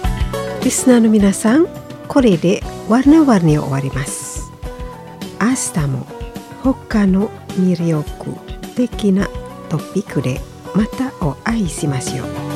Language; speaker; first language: Japanese; non-native, fluent; Indonesian